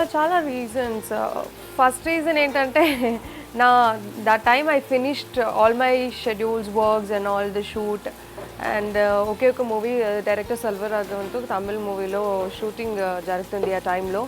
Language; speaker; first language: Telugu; non-native, local second language; Kannada